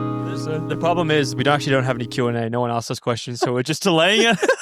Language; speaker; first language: English; native; English